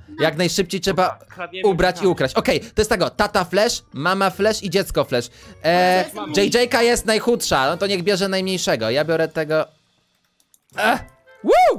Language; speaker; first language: Polish; native; Polish